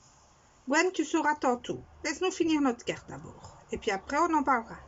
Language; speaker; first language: French; native; French